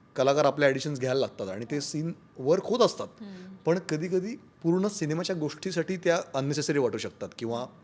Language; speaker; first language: Marathi; native; Marathi